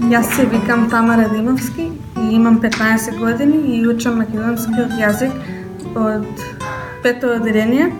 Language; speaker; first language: Macedonian; early bilingual, heritage; Macedonian